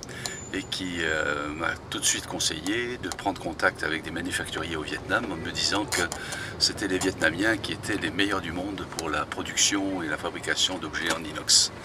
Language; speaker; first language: French; native; French